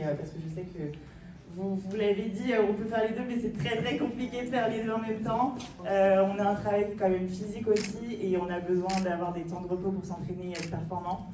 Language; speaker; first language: French; native; French